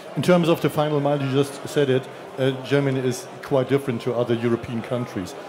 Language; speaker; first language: English; non-native, fluent; German